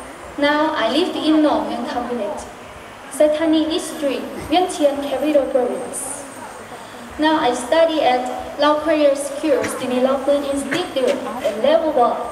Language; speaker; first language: English; non-native, learner; Hmong